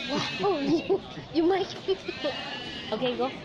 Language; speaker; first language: English; non-native, learner; Vietnamese